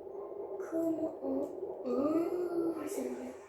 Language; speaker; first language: French; native; French